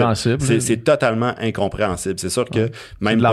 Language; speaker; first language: French; native; French